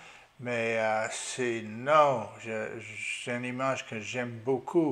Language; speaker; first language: French; non-native, learner; English